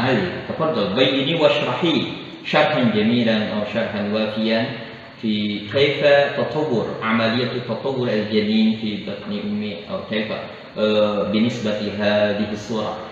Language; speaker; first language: Arabic; non-native, fluent; Indonesian